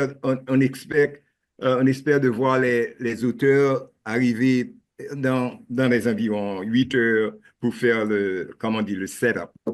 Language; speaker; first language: French; non-native, local second language; Haitian Creole